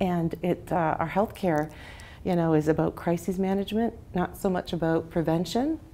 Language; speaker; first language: English; native; English